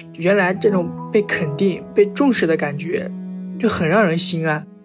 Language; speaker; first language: Chinese; native; Chinese